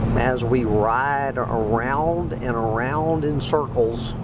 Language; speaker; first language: English; native; English